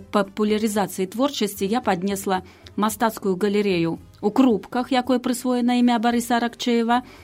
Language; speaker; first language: Belarusian; native; Belarusian